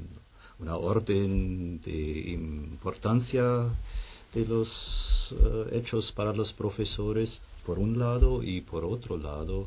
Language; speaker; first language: Spanish; non-native, fluent; German